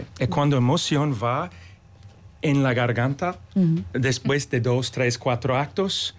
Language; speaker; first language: Spanish; non-native, learner; English